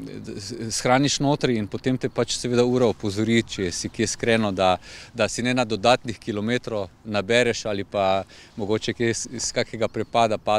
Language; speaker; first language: Slovenian; native; Slovenian